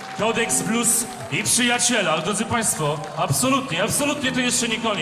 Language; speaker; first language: Polish; native; Polish